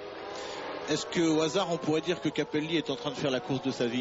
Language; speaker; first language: French; native; French